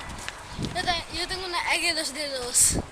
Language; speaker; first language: Spanish; early bilingual, other home language; Dutch